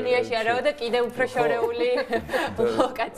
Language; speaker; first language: Georgian; native; Georgian